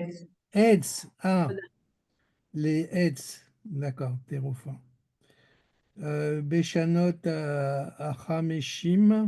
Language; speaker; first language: Hebrew; non-native, learner; French